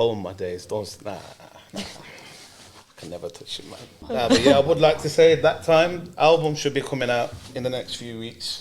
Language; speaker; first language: English; native; English